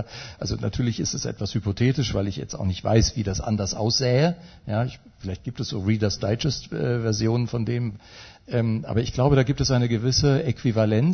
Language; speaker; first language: German; native; German